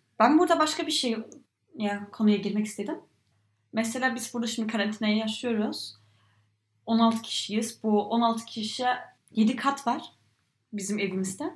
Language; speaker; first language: Turkish; early bilingual, heritage; Turkish